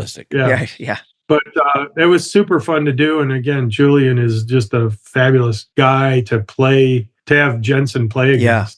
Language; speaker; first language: English; native; English